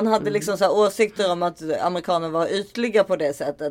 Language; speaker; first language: Swedish; native; Swedish